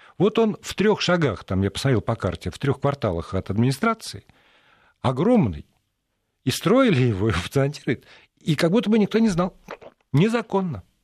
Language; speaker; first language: Russian; native; Russian